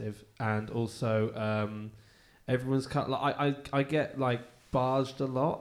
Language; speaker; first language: English; native; English